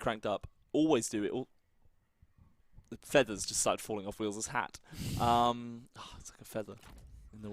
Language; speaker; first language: English; native; English